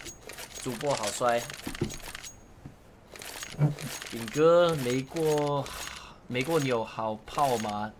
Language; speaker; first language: Chinese; non-native, learner; English